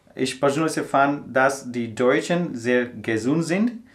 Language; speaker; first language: German; non-native, learner; Gujarati